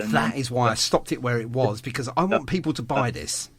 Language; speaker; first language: English; native; English